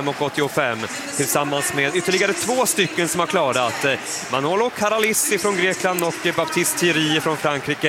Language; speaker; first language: Swedish; native; Swedish